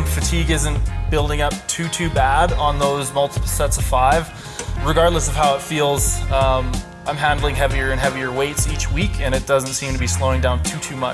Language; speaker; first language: English; native; English